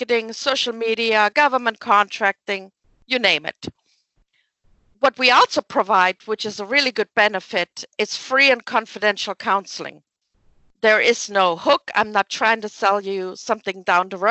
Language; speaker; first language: English; non-native, fluent; German